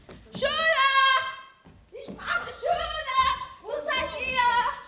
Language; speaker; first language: German; non-native, fluent; Portuguese